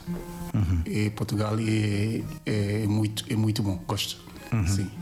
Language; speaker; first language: Portuguese; non-native, learner; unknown